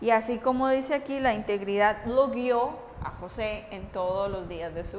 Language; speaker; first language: Spanish; native; Spanish